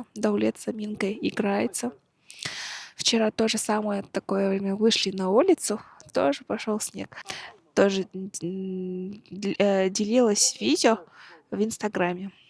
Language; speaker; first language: Russian; non-native, local second language; Kazakh